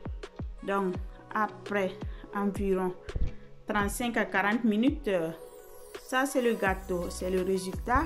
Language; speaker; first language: French; non-native, fluent; Italian